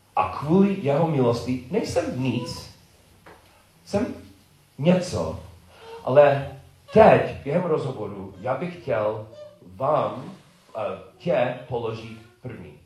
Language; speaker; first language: Czech; non-native, learner; English